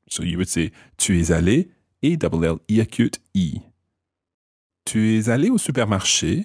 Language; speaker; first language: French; non-native, fluent; English